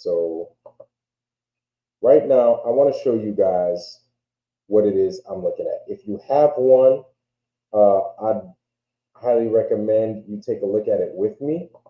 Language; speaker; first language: English; native; English